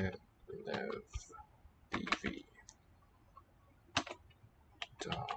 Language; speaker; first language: Danish; non-native, learner; English